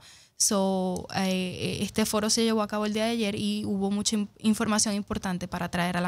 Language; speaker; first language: Spanish; native; Spanish